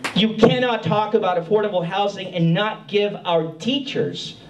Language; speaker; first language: English; early bilingual, other home language; Spanish